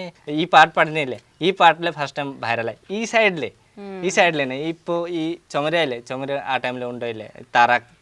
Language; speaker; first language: Malayalam; non-native, local second language; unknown